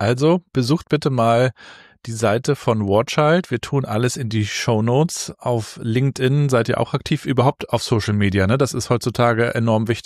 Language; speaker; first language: German; native; German